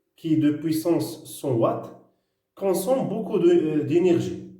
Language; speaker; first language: French; non-native, local second language; Arabic